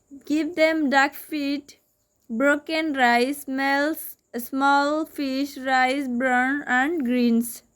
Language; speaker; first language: English; non-native, local second language; Bangla